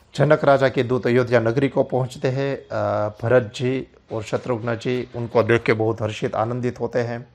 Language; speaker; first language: Hindi; non-native, local second language; Gujarati